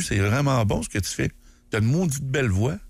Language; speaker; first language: French; native; French